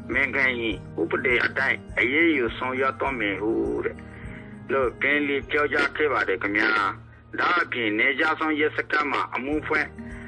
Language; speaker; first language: Burmese; non-native, local second language; Rohingya